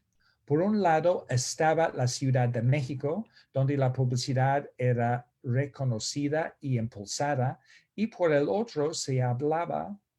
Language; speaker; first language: Spanish; non-native, fluent; English